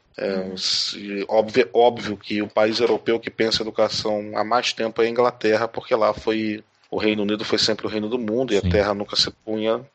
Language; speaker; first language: Portuguese; native; Portuguese